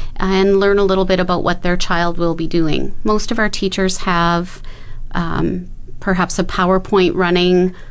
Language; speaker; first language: English; native; English